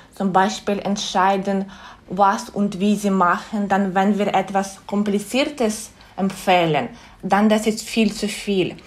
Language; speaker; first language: German; non-native, fluent; Ukrainian